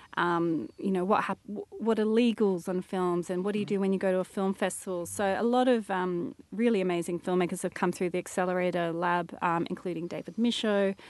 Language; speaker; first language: English; native; English